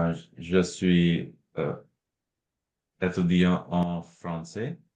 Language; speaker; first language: French; non-native, learner; Hindi